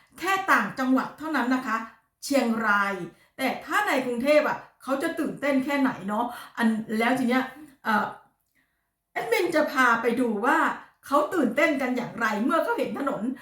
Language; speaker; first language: Thai; non-native, local second language; Lao